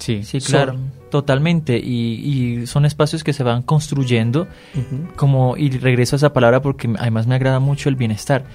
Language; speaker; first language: Spanish; native; Spanish